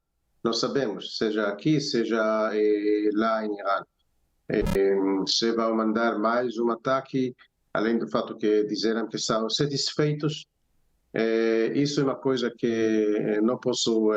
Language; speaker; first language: Portuguese; non-native, fluent; Hebrew